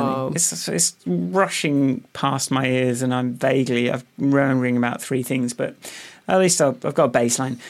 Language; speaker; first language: English; native; English